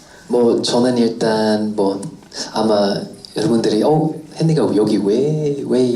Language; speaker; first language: Korean; non-native, fluent; English